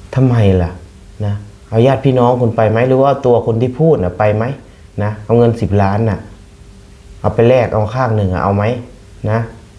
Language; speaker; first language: Thai; native; Thai